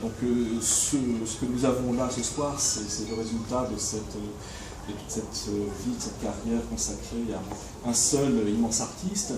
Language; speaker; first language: French; native; French